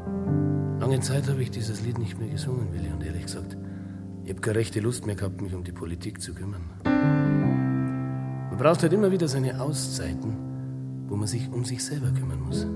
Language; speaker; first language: German; native; German